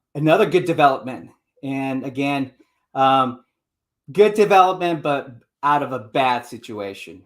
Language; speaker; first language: English; native; English